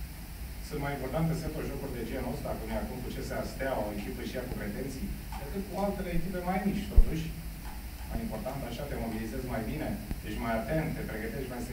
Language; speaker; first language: Romanian; native; Romanian